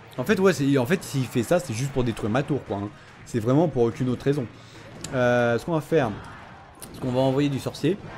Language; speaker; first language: French; native; French